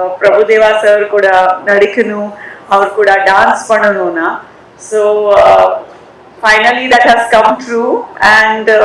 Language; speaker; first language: Tamil; non-native, learner; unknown